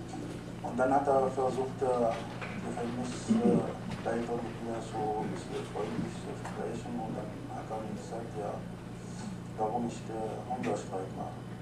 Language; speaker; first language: German; non-native, fluent; Arabic